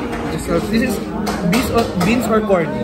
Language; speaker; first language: English; non-native, learner; Filipino